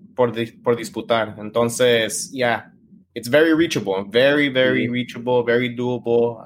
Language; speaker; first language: English; early bilingual, other home language; Spanish